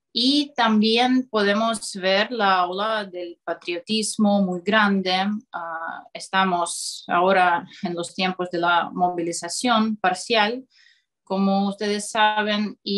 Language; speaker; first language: Spanish; non-native, fluent; Russian